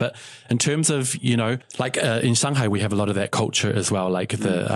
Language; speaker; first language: English; native; English